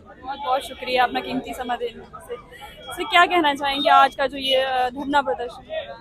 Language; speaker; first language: Hindi; non-native, local second language; Punjabi